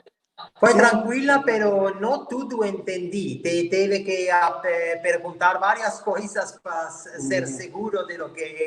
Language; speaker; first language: Portuguese; non-native, learner; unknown